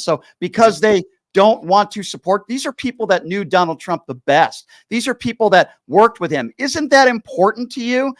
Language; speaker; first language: English; native; English